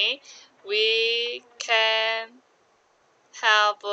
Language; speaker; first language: English; non-native, learner; Korean